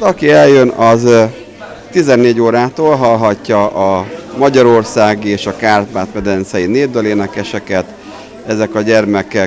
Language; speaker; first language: Hungarian; native; Hungarian